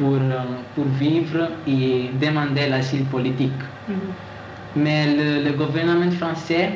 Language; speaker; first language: French; non-native, learner; Italian